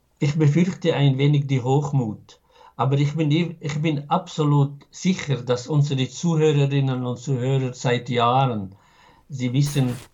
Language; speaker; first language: German; non-native, fluent; Arabic